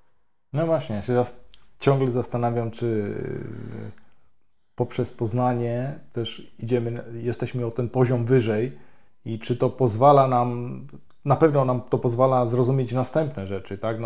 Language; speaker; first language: Polish; native; Polish